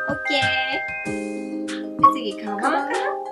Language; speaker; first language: Japanese; native; Japanese